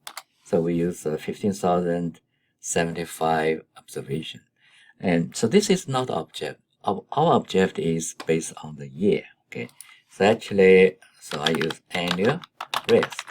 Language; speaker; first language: English; non-native, fluent; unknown